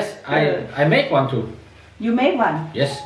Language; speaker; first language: English; non-native, learner; Norwegian